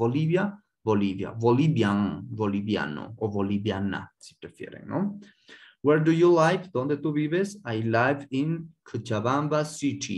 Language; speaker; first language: Spanish; native; Spanish